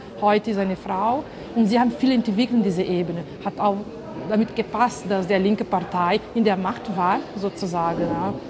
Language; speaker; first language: German; non-native, fluent; Portuguese